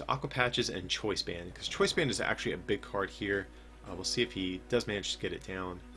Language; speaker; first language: English; native; English